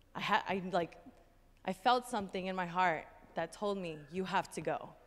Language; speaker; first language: English; native; English